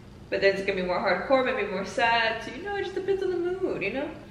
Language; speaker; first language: English; early bilingual, other home language; Spanish